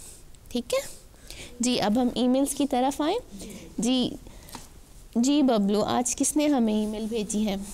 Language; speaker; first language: Urdu; native; Urdu